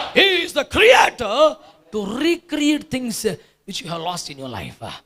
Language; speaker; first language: English; non-native, local second language; Telugu